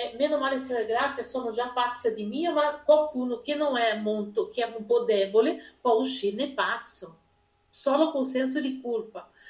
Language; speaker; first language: Italian; non-native, fluent; Portuguese